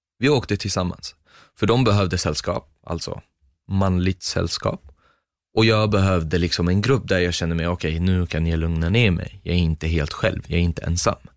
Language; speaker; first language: Swedish; non-native, fluent; Arabic